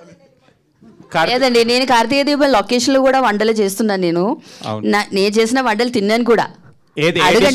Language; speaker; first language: Telugu; non-native, fluent; Malayalam